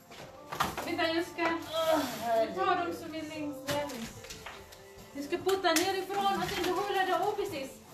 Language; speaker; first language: Swedish; non-native, learner; Cebuano